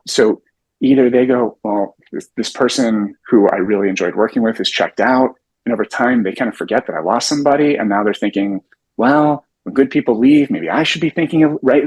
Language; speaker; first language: English; native; English